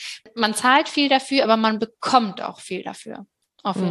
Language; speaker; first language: German; native; German